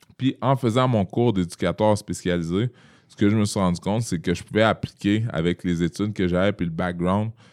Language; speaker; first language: French; native; French